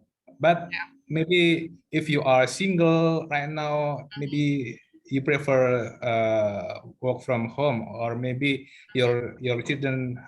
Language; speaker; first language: English; non-native, learner; Indonesian